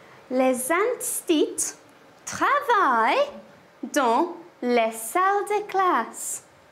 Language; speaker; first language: French; non-native, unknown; English